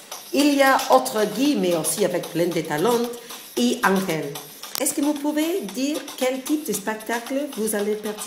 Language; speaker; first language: French; non-native, learner; English